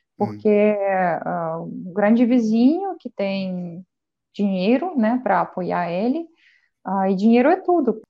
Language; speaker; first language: Portuguese; non-native, fluent; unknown